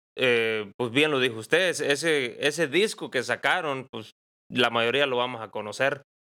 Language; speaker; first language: Spanish; native; Spanish